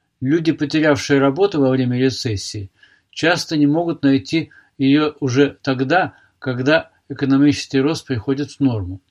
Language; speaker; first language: Russian; native; Russian